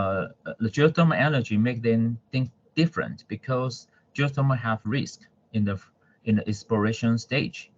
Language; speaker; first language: English; non-native, fluent; Chinese